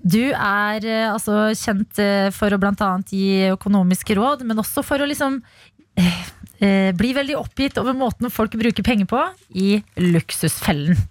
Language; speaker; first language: Norwegian; early bilingual, other home language; Albanian